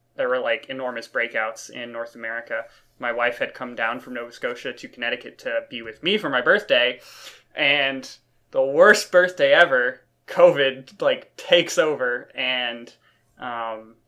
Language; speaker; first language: English; native; English